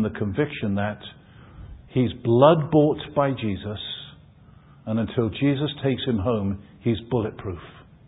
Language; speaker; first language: English; native; English